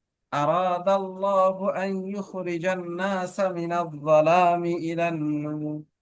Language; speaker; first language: Arabic; non-native, fluent; Bangla